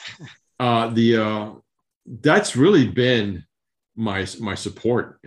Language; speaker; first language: English; early bilingual, other home language; Spanish